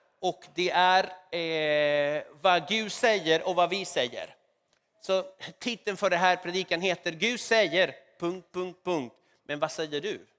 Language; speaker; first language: Swedish; non-native, fluent; Spanish